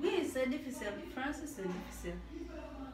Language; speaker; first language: French; non-native, learner; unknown